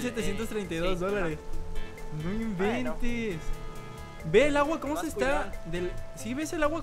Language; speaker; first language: Spanish; native; Spanish